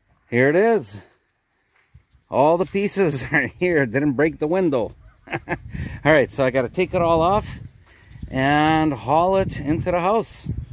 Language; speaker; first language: English; native; English